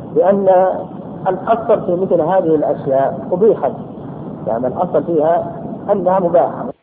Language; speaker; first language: Arabic; native; Arabic